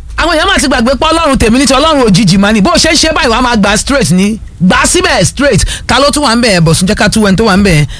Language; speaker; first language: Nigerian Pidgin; non-native, local second language; Yoruba